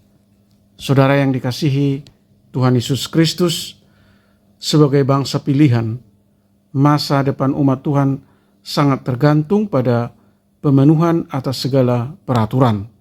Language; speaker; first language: Indonesian; native; Indonesian